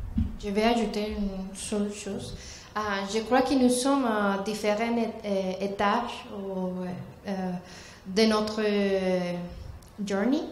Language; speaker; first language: French; non-native, learner; Spanish